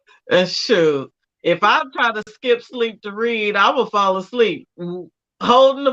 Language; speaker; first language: English; native; English